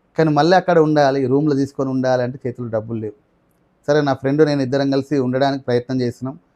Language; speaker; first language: Telugu; non-native, local second language; Marathi